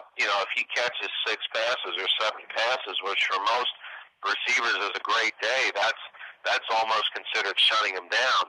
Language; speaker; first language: English; native; English